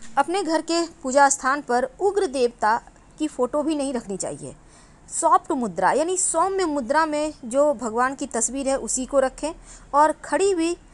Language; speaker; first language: Hindi; native; Hindi